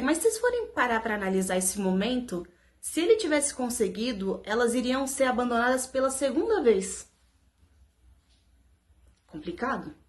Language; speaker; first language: Portuguese; native; Portuguese